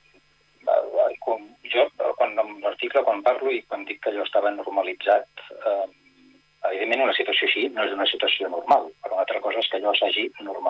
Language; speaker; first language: Catalan; native; Catalan